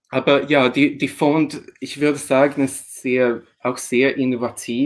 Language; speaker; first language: German; non-native, fluent; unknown